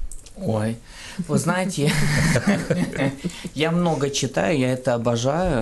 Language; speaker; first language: Russian; non-native, fluent; French